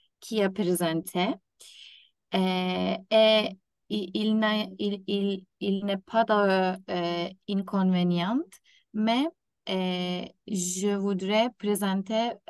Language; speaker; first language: French; non-native, learner; Turkish